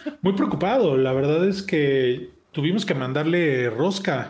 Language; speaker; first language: Spanish; native; Spanish